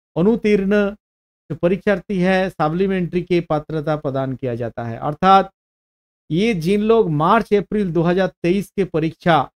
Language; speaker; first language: Hindi; non-native, local second language; Bangla